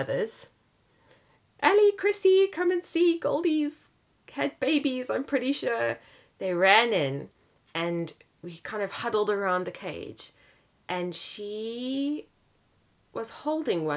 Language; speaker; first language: English; native; English